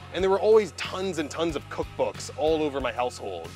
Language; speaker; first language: English; native; English